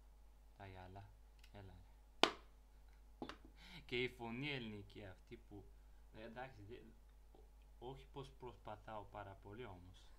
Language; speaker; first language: Greek; non-native, learner; Bulgarian